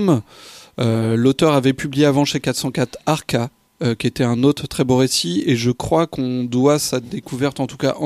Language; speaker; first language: French; native; French